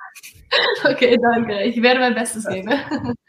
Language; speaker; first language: German; non-native, learner; Dutch